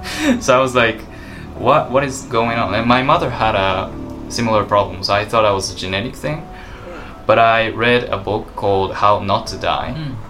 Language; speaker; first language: English; non-native, fluent; Japanese